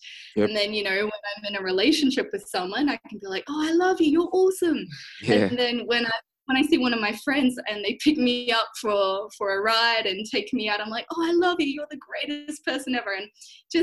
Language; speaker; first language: English; native; English